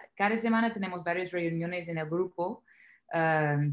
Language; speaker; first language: Spanish; non-native, fluent; English